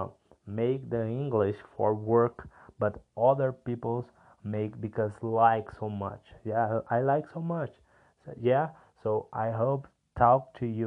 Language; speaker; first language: English; non-native, learner; Portuguese